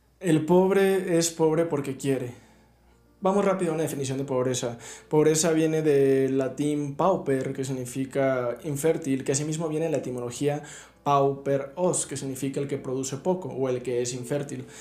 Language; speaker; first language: Spanish; native; Spanish